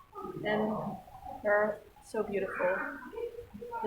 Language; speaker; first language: English; non-native, fluent; Dutch